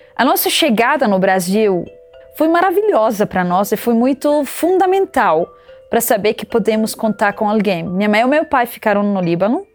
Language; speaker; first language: Portuguese; non-native, fluent; Arabic